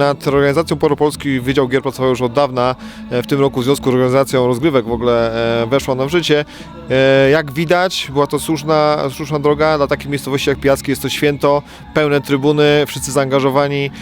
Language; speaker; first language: Polish; native; Polish